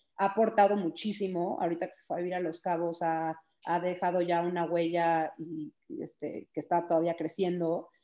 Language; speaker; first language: Spanish; early bilingual, heritage; Spanish